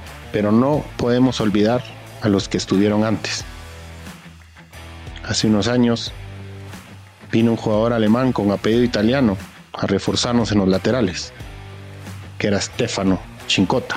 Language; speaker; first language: Spanish; native; Spanish